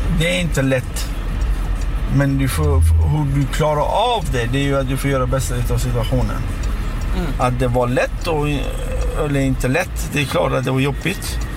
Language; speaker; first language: Swedish; early bilingual, other home language; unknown